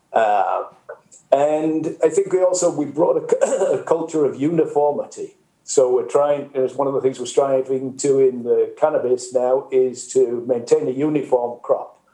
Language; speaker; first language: English; native; English